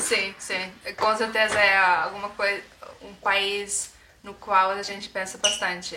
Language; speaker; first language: Portuguese; non-native, fluent; Estonian